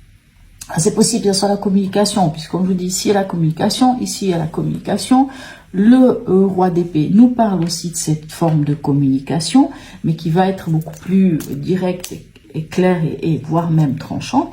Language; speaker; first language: French; native; French